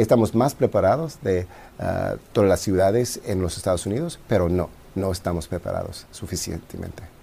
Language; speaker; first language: Spanish; non-native, fluent; English